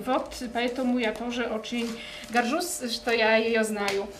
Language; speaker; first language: Russian; non-native, fluent; Polish